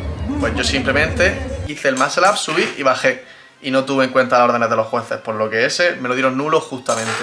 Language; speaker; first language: Spanish; native; Spanish